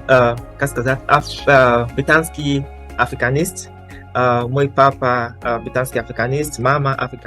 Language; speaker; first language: Russian; non-native, learner; English